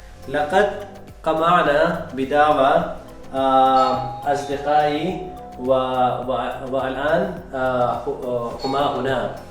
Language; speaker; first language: Arabic; non-native, learner; Urdu